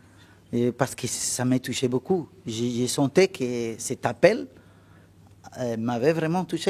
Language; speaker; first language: French; non-native, fluent; Spanish